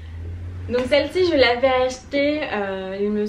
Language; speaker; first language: French; native; French